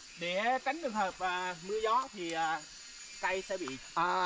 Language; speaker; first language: Vietnamese; native; Vietnamese